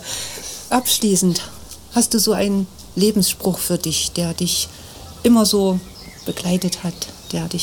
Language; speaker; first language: German; native; German